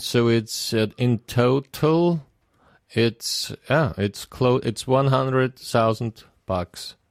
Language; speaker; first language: English; non-native, fluent; German